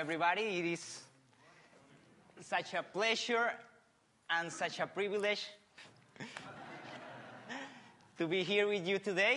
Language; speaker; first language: English; non-native, fluent; Spanish